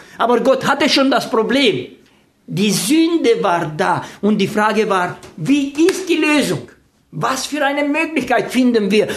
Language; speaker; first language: German; non-native, fluent; Romanian